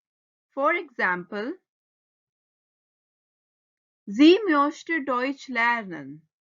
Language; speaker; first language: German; non-native, fluent; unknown